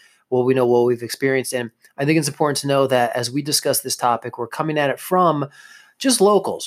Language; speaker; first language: English; native; English